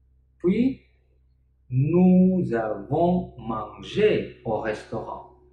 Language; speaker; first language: French; non-native, fluent; Indonesian